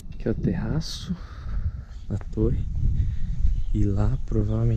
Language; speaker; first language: Portuguese; native; Portuguese